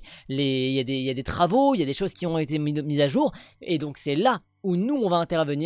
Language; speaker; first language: French; native; French